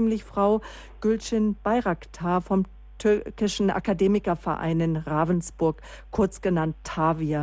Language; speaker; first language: German; native; German